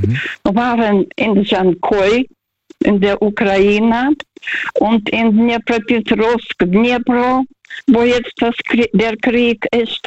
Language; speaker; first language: German; non-native, fluent; Russian